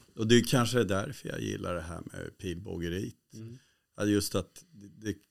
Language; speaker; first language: Swedish; native; Swedish